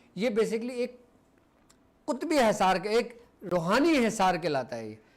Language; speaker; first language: Urdu; native; Urdu